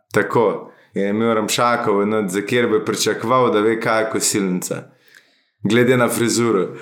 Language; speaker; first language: Slovenian; native; Slovenian